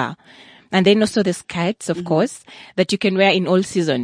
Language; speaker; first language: English; non-native, local second language; Ganda